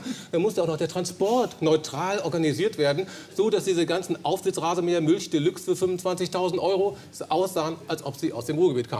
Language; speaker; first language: German; native; German